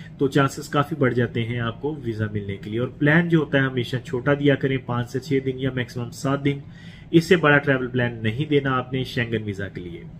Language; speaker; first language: Urdu; native; Urdu